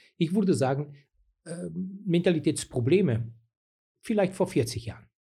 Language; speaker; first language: German; non-native, fluent; Portuguese